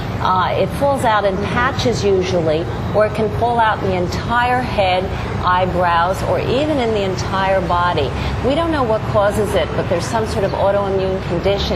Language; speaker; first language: English; native; English